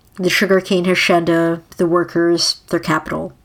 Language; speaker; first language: English; non-native, local second language; Filipino